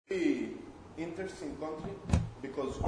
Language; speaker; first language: English; non-native, learner; Spanish